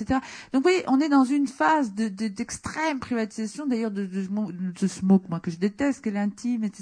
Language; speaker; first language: French; native; French